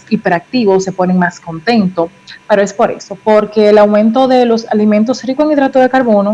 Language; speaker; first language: Spanish; native; Spanish